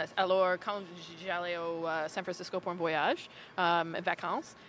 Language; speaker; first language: French; non-native, fluent; English